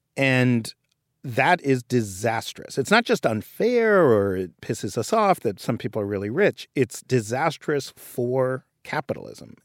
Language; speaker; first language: English; native; English